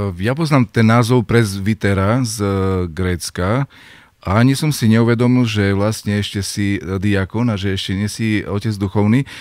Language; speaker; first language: Slovak; native; Slovak